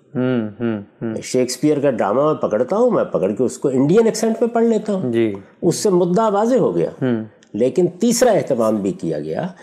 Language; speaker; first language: Urdu; non-native, local second language; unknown